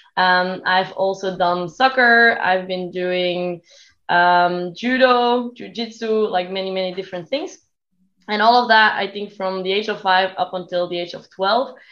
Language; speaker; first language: English; non-native, fluent; Dutch